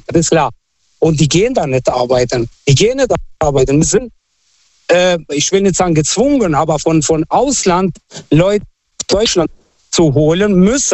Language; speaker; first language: German; non-native, fluent; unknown